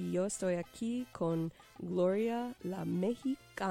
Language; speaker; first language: Spanish; non-native, learner; English